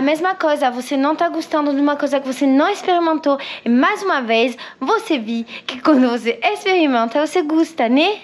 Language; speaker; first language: Portuguese; non-native, fluent; French